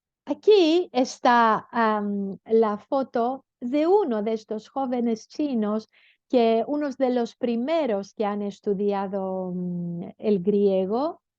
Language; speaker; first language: Spanish; non-native, fluent; Greek